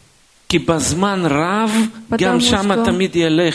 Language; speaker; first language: Hebrew; non-native, fluent; Russian